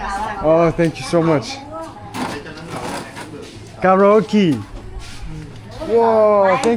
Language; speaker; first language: English; non-native, learner; French